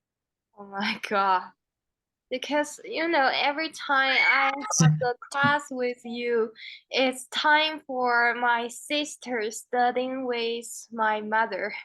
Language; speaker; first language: English; non-native, learner; Chinese